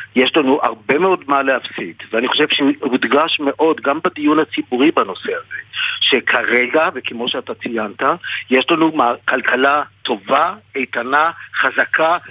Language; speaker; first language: Hebrew; native; Hebrew